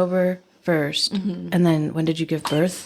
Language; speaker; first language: English; native; English